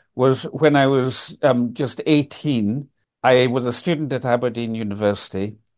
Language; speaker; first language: English; native; English